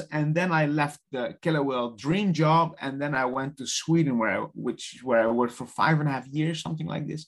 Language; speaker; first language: English; non-native, fluent; Dutch